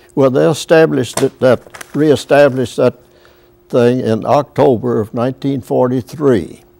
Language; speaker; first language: English; native; English